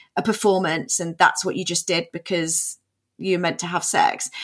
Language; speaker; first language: English; native; English